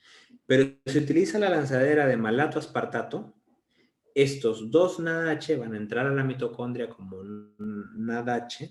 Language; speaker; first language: Spanish; native; Spanish